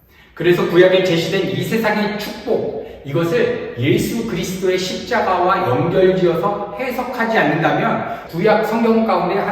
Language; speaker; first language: Korean; native; Korean